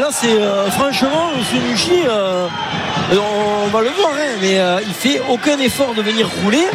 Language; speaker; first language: French; native; French